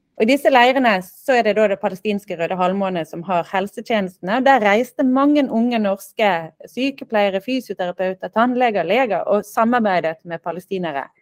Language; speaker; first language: Norwegian; native; Norwegian